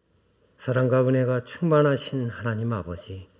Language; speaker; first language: Korean; native; Korean